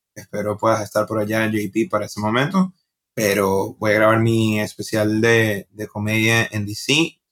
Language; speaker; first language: Spanish; native; Spanish